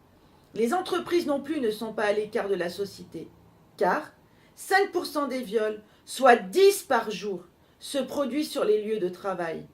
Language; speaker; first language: French; native; French